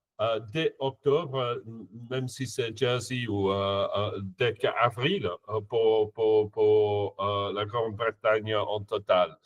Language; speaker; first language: French; non-native, fluent; English